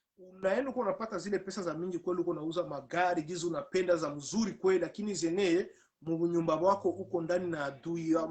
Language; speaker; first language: Swahili; native; Swahili